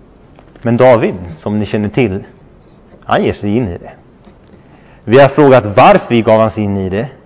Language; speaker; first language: Swedish; non-native, fluent; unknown